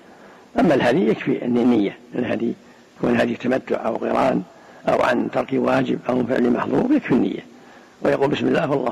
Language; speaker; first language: Arabic; native; Arabic